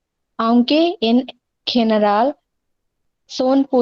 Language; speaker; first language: Spanish; non-native, learner; Hindi